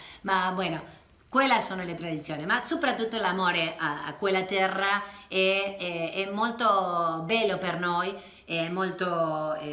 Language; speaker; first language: Italian; non-native, learner; Spanish